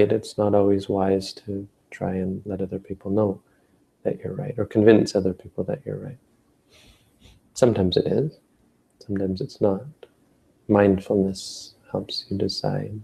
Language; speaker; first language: English; native; English